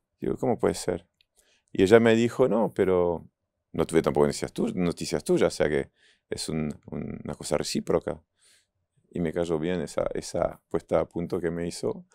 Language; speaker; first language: Spanish; non-native, fluent; French